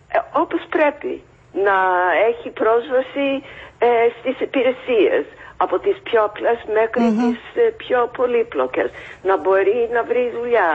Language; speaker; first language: Greek; non-native, fluent; English